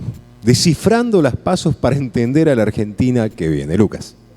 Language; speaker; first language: Spanish; native; Spanish